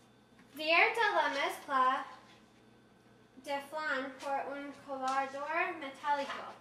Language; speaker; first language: Spanish; non-native, learner; English